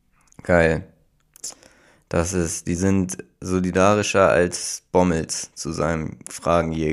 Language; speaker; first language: German; native; German